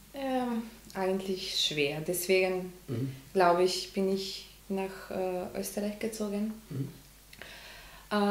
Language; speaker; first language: German; non-native, learner; Macedonian